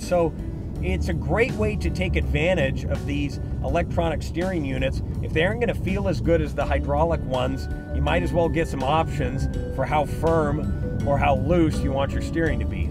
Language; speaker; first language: English; native; English